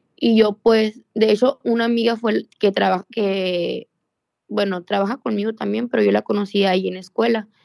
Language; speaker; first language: Spanish; native; Spanish